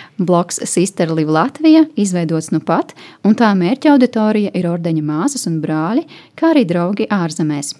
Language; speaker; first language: Latvian; native; Latvian